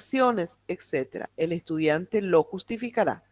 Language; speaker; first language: Spanish; native; Spanish